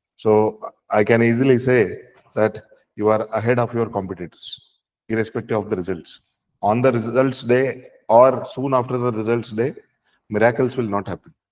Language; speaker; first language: English; non-native, local second language; Kannada